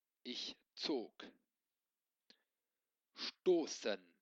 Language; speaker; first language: German; non-native, local second language; Luxembourgish